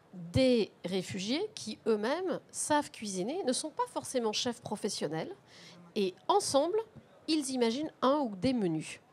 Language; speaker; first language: French; native; French